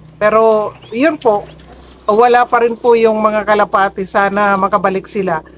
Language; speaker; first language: Filipino; non-native, local second language; Bikol